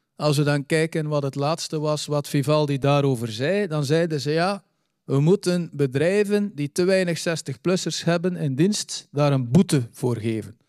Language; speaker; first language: Dutch; native; Dutch